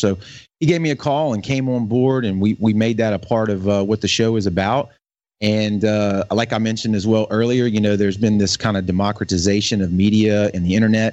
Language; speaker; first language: English; native; English